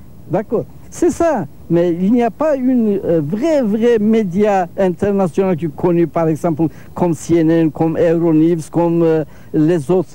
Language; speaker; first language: French; non-native, learner; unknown